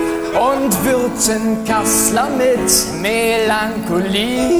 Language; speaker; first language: German; native; German